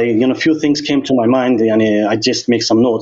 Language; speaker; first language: English; non-native, learner; Azerbaijani